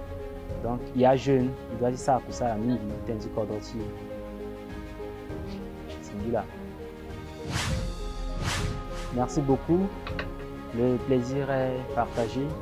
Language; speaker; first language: French; non-native, local second language; Sango